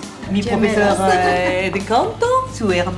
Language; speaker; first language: Spanish; non-native, learner; French